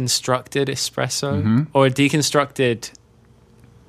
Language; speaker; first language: English; native; English